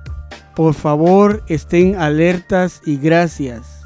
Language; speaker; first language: Spanish; early bilingual, heritage; Spanish